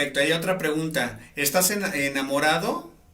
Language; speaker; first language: Spanish; native; Spanish